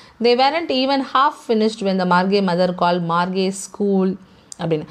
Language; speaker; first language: English; non-native, local second language; Tamil